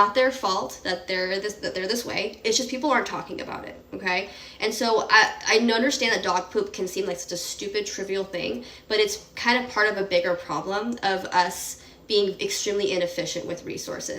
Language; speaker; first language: English; native; English